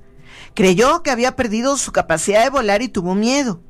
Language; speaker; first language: Spanish; native; Spanish